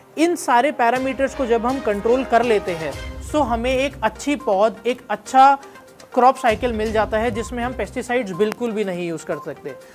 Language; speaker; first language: Hindi; native; Hindi